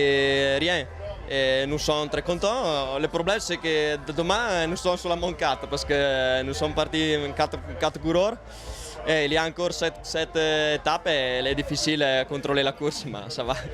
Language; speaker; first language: French; non-native, learner; Italian